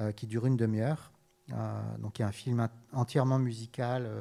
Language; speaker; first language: French; native; French